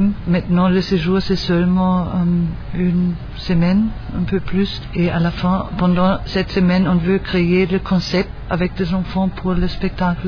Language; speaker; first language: French; non-native, fluent; German